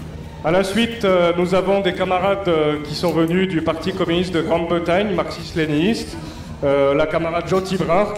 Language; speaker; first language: French; native; French